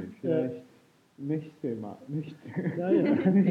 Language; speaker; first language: German; non-native, learner; Japanese